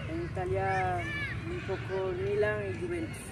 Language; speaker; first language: Italian; non-native, learner; Spanish